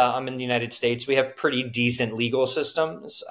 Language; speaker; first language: English; native; English